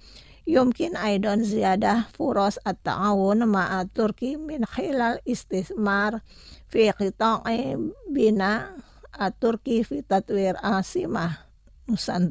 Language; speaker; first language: Arabic; non-native, fluent; Indonesian